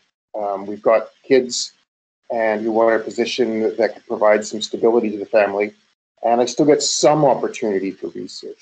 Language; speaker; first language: English; native; English